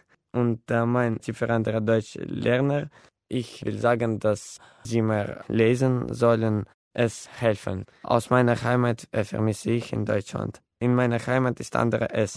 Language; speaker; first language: German; non-native, learner; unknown